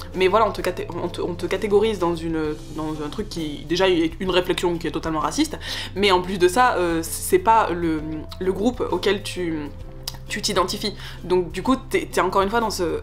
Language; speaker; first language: French; native; French